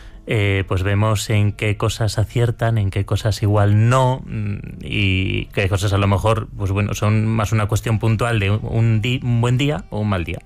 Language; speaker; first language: Spanish; native; Spanish